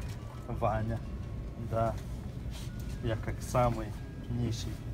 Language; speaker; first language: Russian; non-native, fluent; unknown